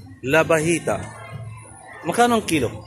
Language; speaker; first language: Filipino; non-native, learner; Arabic